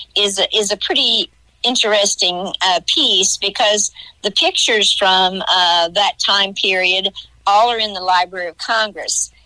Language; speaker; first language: English; native; English